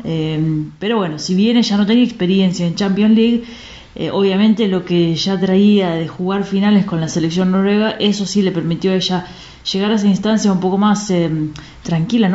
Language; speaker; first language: Spanish; native; Spanish